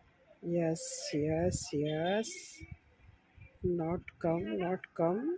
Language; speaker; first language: English; non-native, learner; Hindi